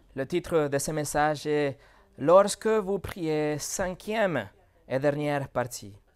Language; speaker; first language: French; non-native, fluent; Spanish